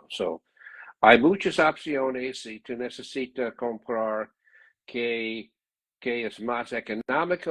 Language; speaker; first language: Spanish; non-native, learner; English